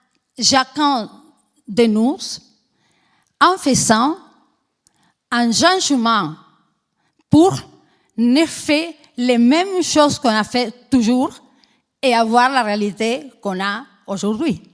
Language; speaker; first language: French; non-native, fluent; Spanish